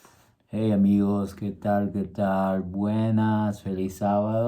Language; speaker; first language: Spanish; early bilingual, heritage; Spanish